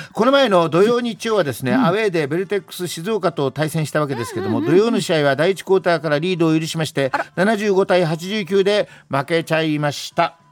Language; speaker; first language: Japanese; native; Japanese